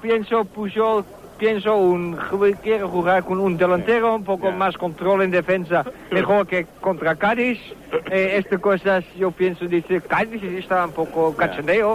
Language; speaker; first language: Spanish; non-native, learner; Dutch